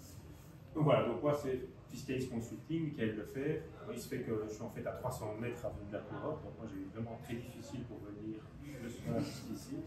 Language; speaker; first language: French; native; French